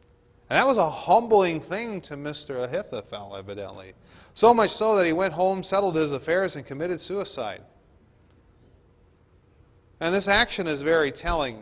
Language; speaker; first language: English; native; English